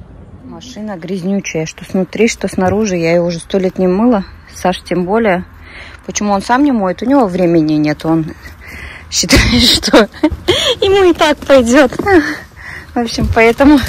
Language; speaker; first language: Russian; native; Russian